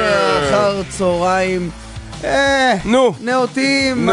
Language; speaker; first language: Hebrew; native; Hebrew